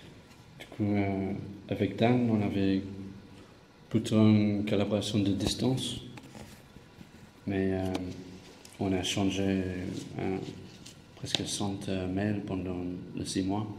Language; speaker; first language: French; non-native, fluent; English